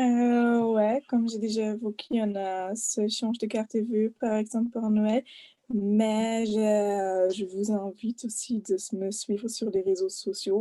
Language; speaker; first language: French; non-native, fluent; German